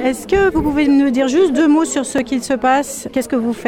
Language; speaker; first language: French; native; French